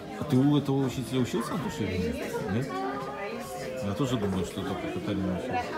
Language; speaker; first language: Russian; native; Russian